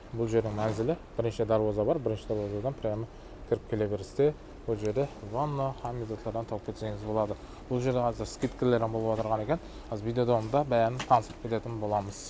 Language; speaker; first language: Uzbek; non-native, local second language; Kara-Kalpak